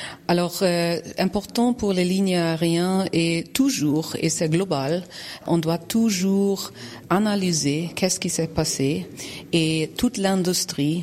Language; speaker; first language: French; non-native, learner; German